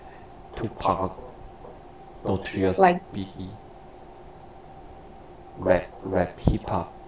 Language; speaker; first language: English; non-native, learner; Korean